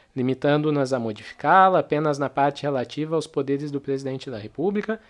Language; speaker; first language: Portuguese; native; Portuguese